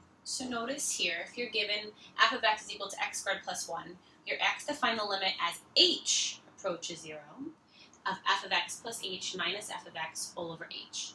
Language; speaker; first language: English; native; English